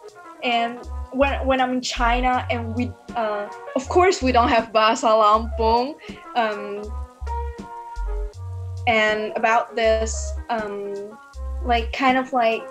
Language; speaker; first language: English; early bilingual, other home language; Indonesian